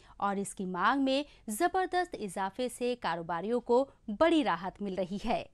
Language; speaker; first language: Hindi; non-native, local second language; Kashmiri